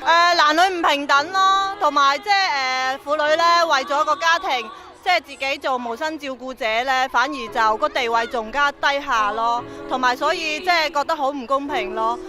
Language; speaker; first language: Cantonese; native; Cantonese